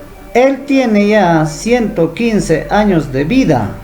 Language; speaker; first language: Spanish; non-native, local second language; Quechua